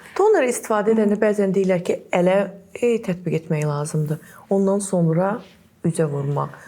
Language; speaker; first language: Azerbaijani; native; Azerbaijani